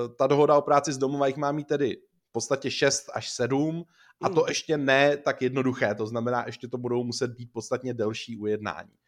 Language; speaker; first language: Czech; native; Czech